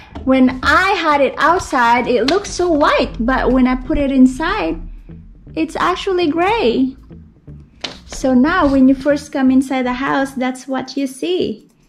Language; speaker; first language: English; non-native, local second language; Cebuano